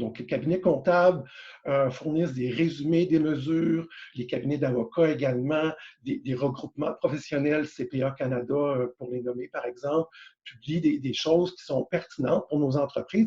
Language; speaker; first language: French; native; French